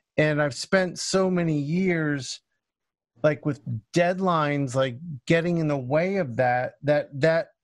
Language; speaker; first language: English; native; English